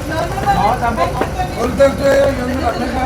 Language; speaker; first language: Spanish; native; Spanish